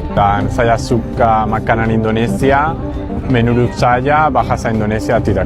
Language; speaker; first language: Indonesian; non-native, learner; Spanish